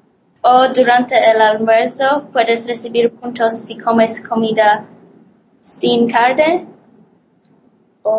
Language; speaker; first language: Spanish; non-native, learner; English